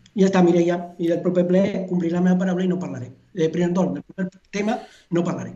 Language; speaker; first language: Catalan; non-native, fluent; Spanish